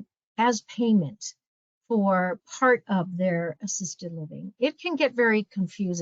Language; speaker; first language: English; native; English